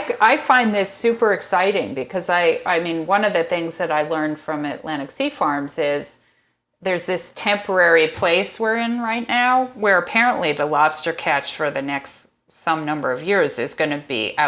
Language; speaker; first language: English; native; English